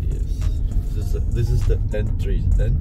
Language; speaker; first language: English; non-native, learner; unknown